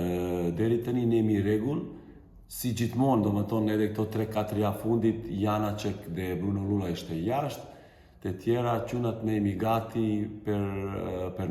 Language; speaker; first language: Albanian; non-native, learner; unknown